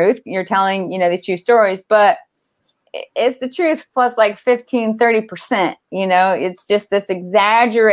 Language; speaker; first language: English; native; English